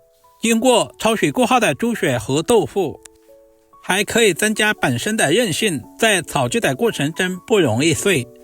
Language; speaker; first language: Chinese; native; Chinese